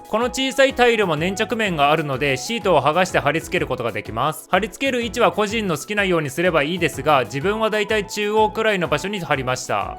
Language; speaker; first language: Japanese; native; Japanese